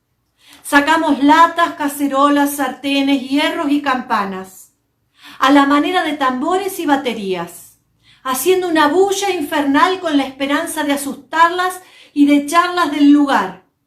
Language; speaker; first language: Spanish; native; Spanish